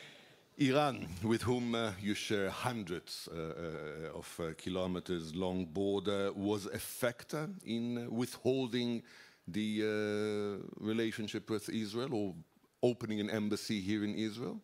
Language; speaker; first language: English; non-native, fluent; Hebrew